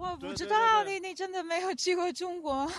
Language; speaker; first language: Chinese; non-native, fluent; Croatian